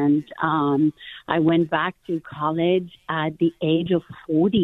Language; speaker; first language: English; non-native, fluent; French